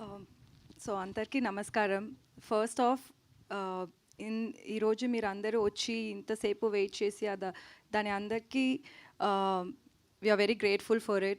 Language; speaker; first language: Telugu; non-native, learner; Tamil